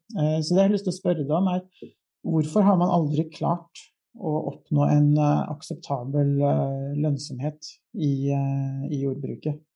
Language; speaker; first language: Norwegian; native; Norwegian